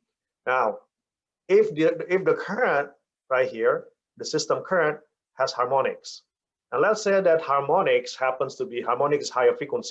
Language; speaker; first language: English; non-native, fluent; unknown